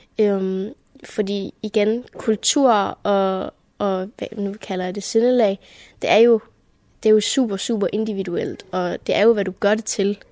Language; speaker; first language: Danish; early bilingual, heritage; Danish